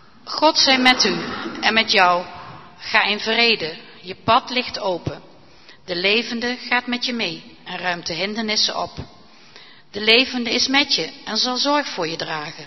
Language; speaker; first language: Dutch; native; Dutch